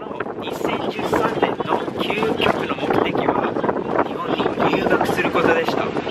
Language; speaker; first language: Japanese; non-native, fluent; English